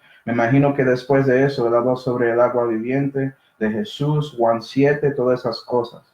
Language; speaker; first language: Spanish; early bilingual, heritage; Spanish